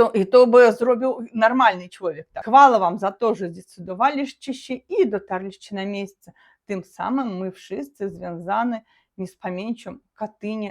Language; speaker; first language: Polish; non-native, learner; Russian